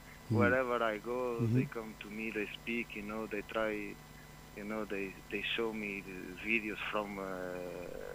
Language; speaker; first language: English; non-native, fluent; Portuguese